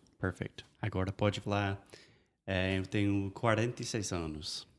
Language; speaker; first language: Portuguese; non-native, fluent; English